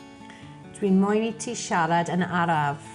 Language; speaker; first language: Welsh; non-native, learner; English